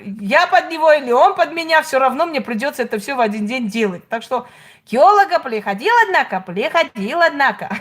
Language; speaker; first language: Russian; native; Russian